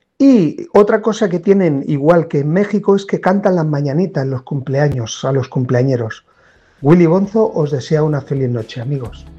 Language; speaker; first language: Spanish; native; Spanish